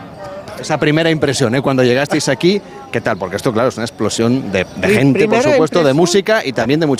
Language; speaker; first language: Spanish; native; Spanish